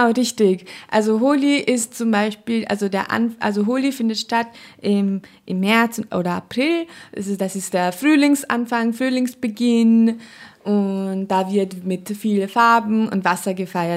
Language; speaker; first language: German; non-native, fluent; Nepali